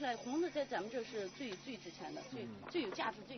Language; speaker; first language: Chinese; native; Chinese